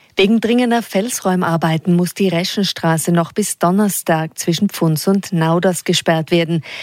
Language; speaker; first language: German; native; German